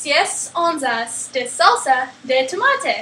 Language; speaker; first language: Spanish; non-native, learner; English